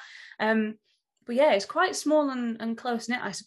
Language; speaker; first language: English; native; English